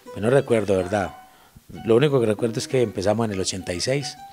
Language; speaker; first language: Spanish; native; Spanish